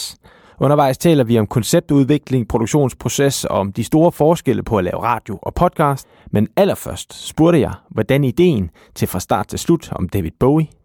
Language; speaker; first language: Danish; native; Danish